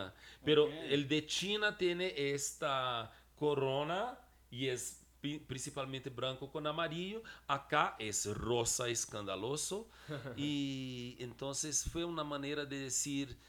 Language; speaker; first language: Spanish; non-native, fluent; Portuguese